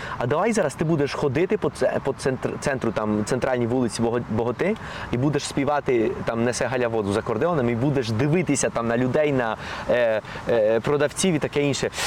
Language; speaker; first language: Ukrainian; non-native, fluent; Spanish